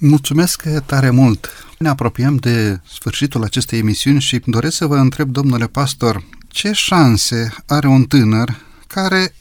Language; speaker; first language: Romanian; native; Romanian